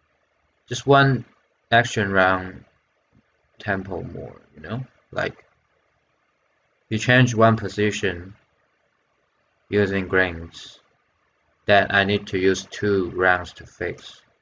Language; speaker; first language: English; non-native, fluent; Chinese